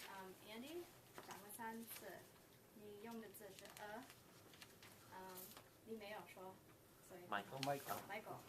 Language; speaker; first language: Chinese; non-native, learner; English